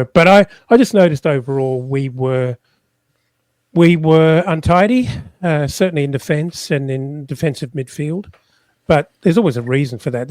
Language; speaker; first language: English; native; English